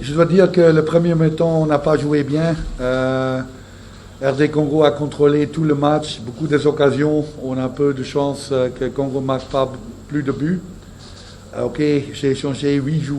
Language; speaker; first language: French; non-native, fluent; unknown